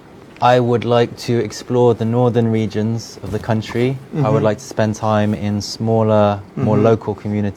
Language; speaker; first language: English; non-native, fluent; French